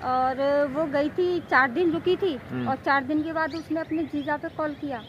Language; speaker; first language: Hindi; native; Hindi